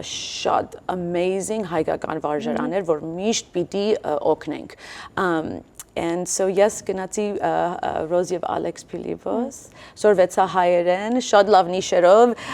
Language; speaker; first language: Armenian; early bilingual, heritage; Armenian